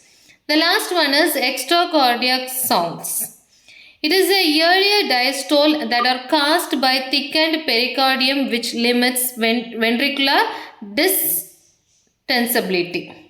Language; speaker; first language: English; non-native, local second language; Tamil